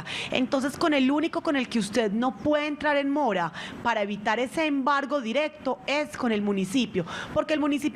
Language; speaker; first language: Spanish; native; Spanish